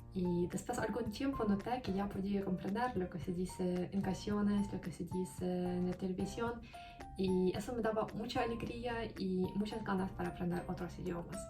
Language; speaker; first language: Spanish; non-native, fluent; Ukrainian